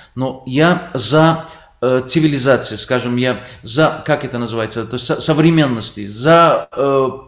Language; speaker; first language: Russian; non-native, fluent; Arabic